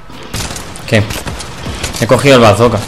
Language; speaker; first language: Spanish; native; Spanish